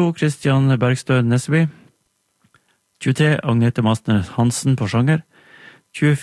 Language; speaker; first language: Norwegian; native; Norwegian